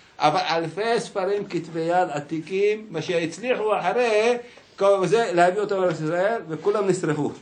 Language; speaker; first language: Hebrew; early bilingual, other home language; Arabic